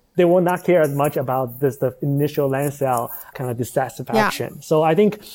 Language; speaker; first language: English; non-native, fluent; Chinese